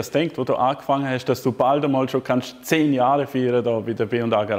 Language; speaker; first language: German; native; German